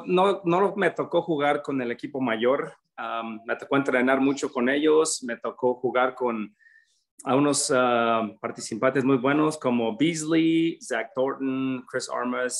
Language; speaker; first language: Spanish; early bilingual, other home language; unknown